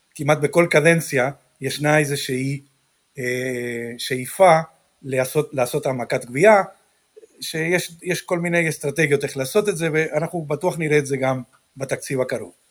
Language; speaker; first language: Hebrew; non-native, fluent; Spanish